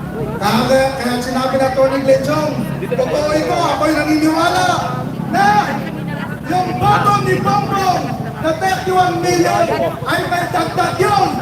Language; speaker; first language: Filipino; non-native, local second language; Iloko